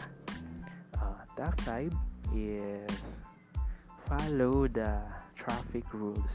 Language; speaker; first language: English; non-native, local second language; Filipino